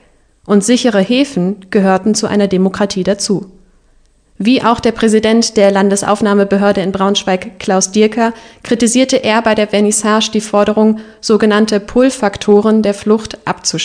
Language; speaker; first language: German; native; German